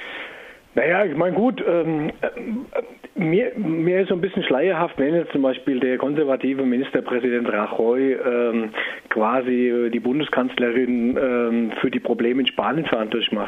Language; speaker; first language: German; native; German